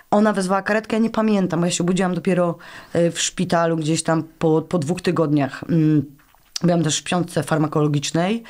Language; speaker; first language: Polish; native; Polish